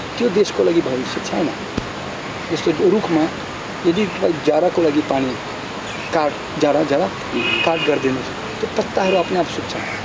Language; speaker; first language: Nepali; non-native, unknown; Russian